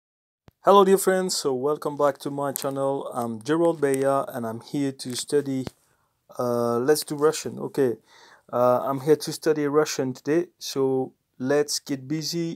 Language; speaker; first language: English; non-native, fluent; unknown